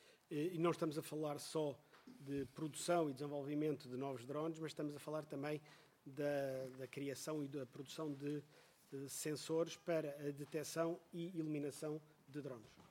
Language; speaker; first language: Portuguese; native; Portuguese